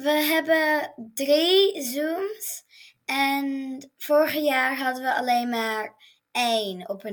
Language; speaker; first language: Dutch; early bilingual, heritage; Dutch